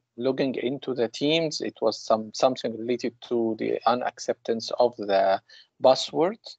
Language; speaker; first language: English; non-native, fluent; Ukrainian